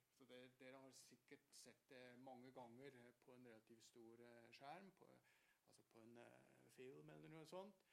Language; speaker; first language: Norwegian; non-native, fluent; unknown